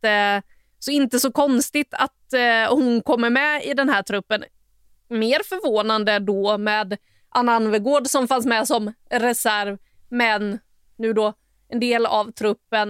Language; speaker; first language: Swedish; native; Swedish